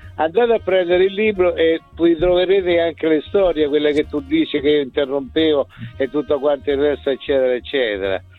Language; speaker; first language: Italian; early bilingual, other home language; Spanish